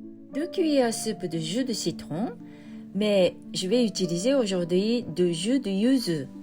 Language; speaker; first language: French; non-native, fluent; Japanese